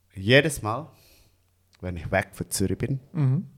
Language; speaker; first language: German; non-native, fluent; Indonesian